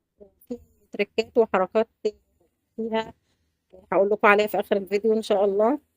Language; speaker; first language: Arabic; native; Arabic